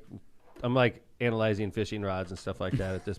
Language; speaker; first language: English; native; English